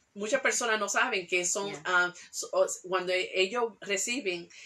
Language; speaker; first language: Spanish; early bilingual, heritage; Spanish